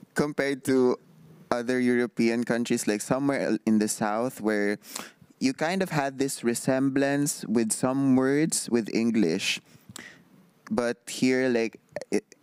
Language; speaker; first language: English; non-native, local second language; Filipino